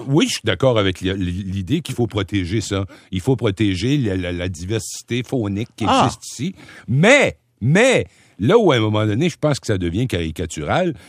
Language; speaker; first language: French; native; French